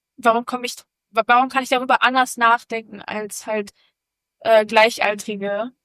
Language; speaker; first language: German; native; German